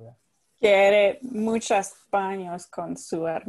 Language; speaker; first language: Spanish; non-native, learner; English